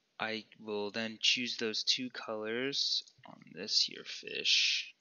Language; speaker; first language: English; native; English